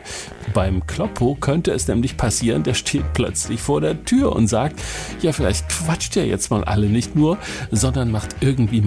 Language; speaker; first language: German; native; German